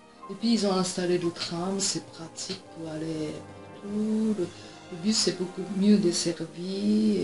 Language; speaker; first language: French; non-native, fluent; Japanese